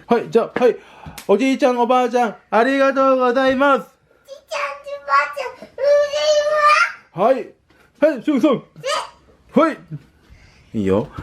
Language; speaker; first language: Japanese; non-native, fluent; Korean